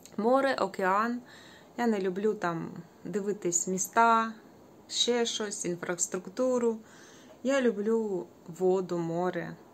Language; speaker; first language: Ukrainian; native; Ukrainian